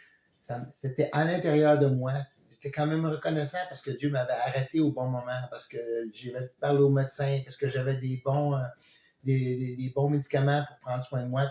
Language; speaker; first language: French; native; French